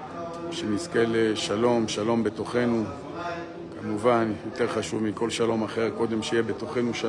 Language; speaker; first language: Hebrew; native; Hebrew